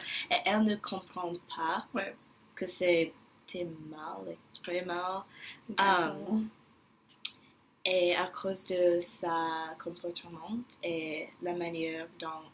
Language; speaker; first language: French; non-native, learner; English